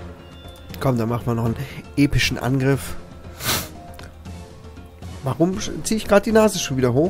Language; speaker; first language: German; native; German